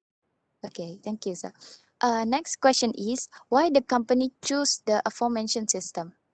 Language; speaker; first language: English; non-native, local second language; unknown